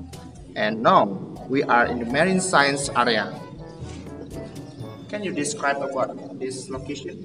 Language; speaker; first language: English; non-native, learner; Indonesian